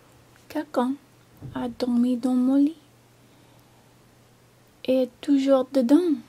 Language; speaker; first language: French; non-native, learner; English